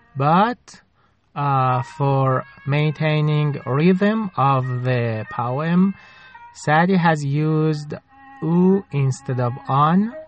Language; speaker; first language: English; non-native, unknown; Persian